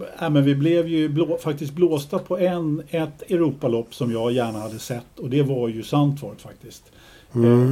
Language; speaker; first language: Swedish; native; Swedish